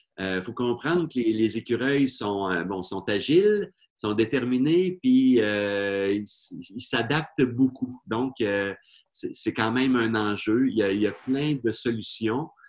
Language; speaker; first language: French; native; French